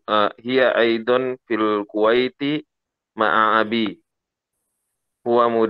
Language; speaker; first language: Arabic; non-native, learner; Indonesian